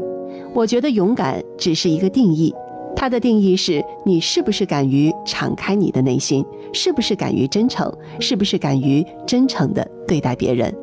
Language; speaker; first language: Chinese; native; Chinese